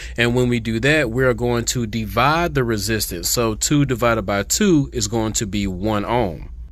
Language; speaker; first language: English; native; English